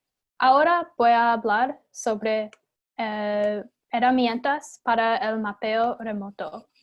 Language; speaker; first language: Spanish; non-native, fluent; English